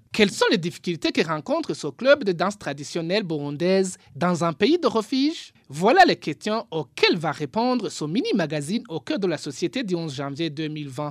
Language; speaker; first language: French; non-native, local second language; Rundi